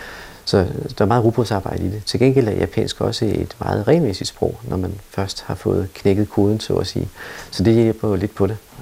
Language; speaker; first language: Danish; native; Danish